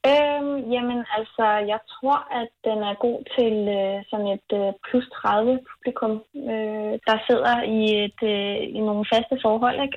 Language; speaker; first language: Danish; native; Danish